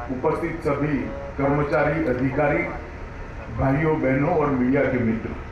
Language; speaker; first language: Hindi; non-native, local second language; Gujarati